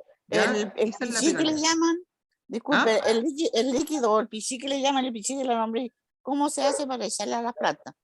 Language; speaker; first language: Spanish; native; Spanish